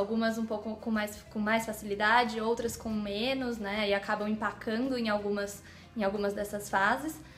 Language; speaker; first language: Portuguese; native; Portuguese